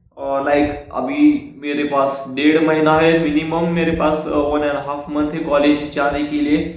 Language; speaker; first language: Hindi; non-native, local second language; Marathi